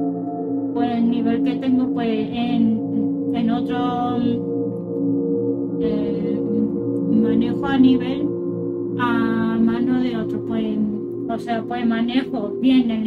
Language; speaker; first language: Spanish; early bilingual, other home language; Russian